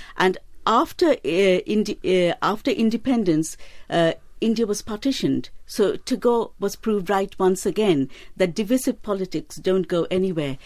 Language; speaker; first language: English; non-native, local second language; Bangla